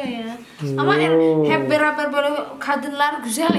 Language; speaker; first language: Turkish; non-native, learner; Indonesian